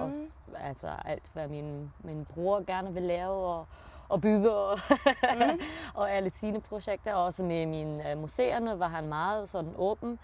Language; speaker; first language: Danish; early bilingual, heritage; German